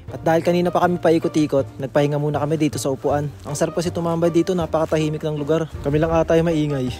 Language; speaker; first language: Filipino; native; Filipino